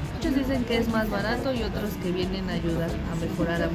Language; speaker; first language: Spanish; native; Spanish